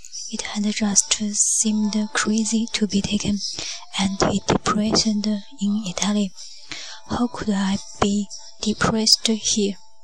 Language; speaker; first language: English; non-native, learner; Chinese